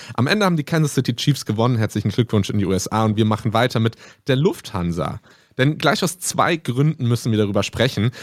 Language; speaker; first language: German; native; German